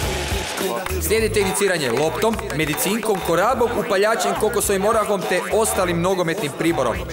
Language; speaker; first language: Serbian; native; Serbian